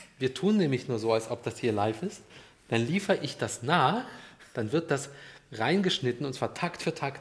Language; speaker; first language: German; early bilingual, other home language; Russian